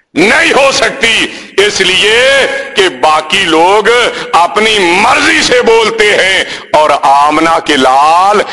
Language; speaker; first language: Urdu; native; Urdu